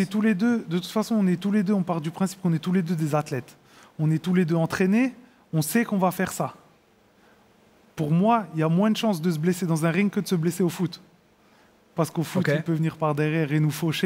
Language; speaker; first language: French; native; French